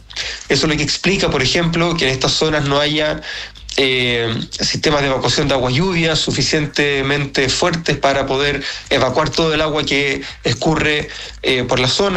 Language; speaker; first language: Spanish; native; Spanish